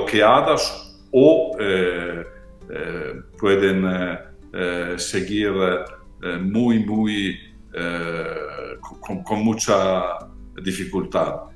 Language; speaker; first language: Spanish; non-native, fluent; Italian